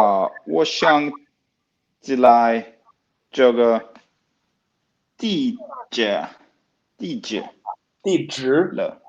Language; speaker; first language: Chinese; non-native, learner; Swedish